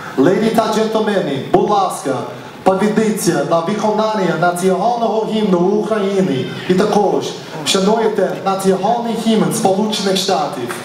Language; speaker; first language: Ukrainian; non-native, learner; English